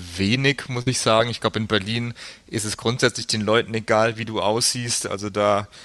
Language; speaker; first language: German; native; German